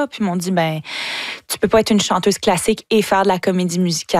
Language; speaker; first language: French; native; French